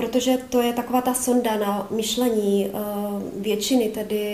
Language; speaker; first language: Czech; native; Czech